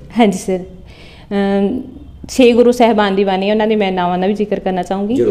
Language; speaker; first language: Hindi; non-native, local second language; Punjabi